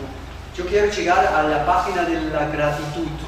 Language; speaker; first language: Spanish; non-native, learner; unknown